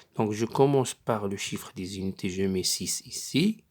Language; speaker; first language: French; non-native, local second language; Arabic